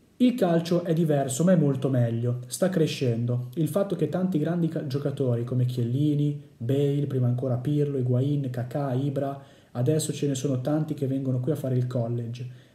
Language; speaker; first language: Italian; native; Italian